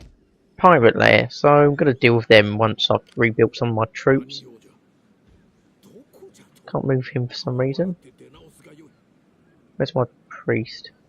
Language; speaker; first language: English; native; English